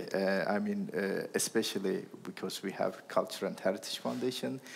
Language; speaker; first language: English; non-native, fluent; Turkish